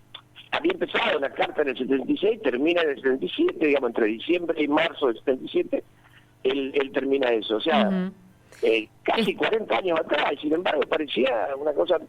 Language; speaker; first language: Spanish; native; Spanish